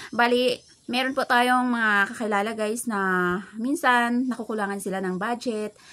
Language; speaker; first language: Filipino; non-native, local second language; Cebuano